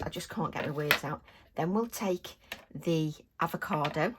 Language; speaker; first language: English; native; English